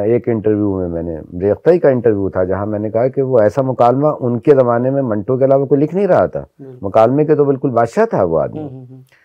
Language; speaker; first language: Hindi; native; Hindi